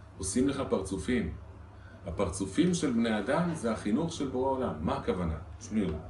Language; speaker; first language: Hebrew; native; Hebrew